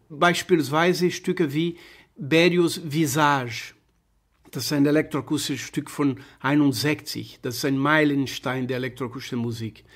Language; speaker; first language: German; non-native, fluent; Portuguese